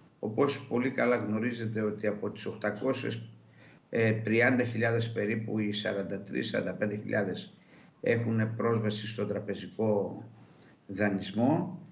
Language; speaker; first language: Greek; native; Greek